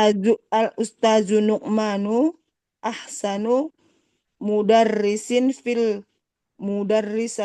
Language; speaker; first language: Arabic; non-native, learner; Indonesian